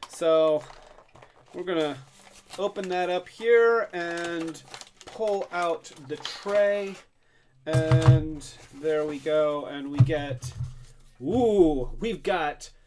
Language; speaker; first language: English; native; English